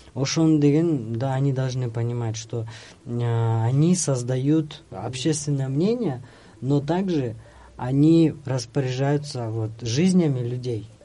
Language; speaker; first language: Russian; non-native, local second language; Kyrgyz